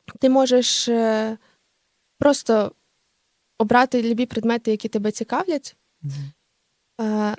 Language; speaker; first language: Ukrainian; native; Ukrainian